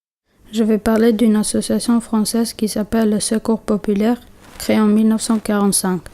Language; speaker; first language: French; non-native, learner; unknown